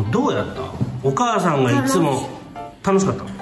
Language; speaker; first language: Japanese; native; Japanese